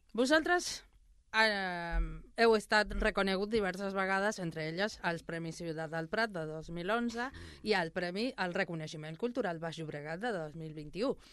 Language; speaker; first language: Catalan; non-native, fluent; Spanish